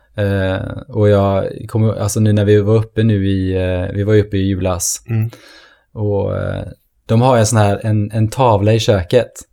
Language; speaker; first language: Swedish; early bilingual, other home language; Norwegian